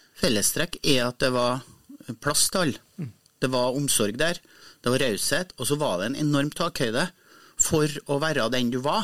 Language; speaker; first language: Norwegian; native; Norwegian